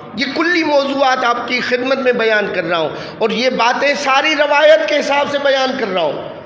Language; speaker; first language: Urdu; non-native, local second language; Sindhi